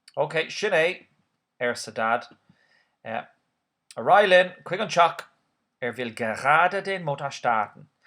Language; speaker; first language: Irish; non-native, local second language; English